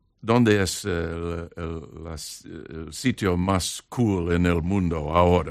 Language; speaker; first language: Spanish; non-native, learner; English